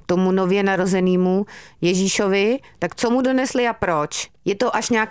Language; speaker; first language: Czech; native; Czech